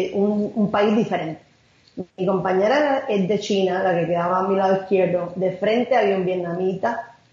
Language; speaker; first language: Spanish; native; Spanish